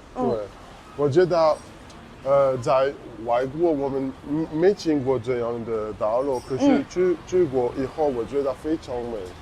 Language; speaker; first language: Chinese; non-native, learner; French